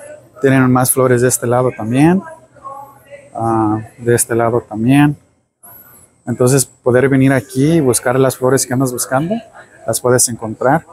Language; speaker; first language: Spanish; early bilingual, heritage; Spanish